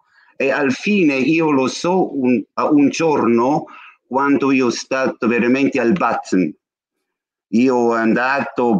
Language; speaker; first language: Italian; non-native, learner; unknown